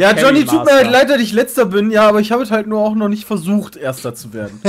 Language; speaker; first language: German; native; German